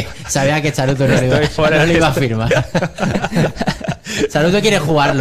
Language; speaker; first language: Spanish; native; Spanish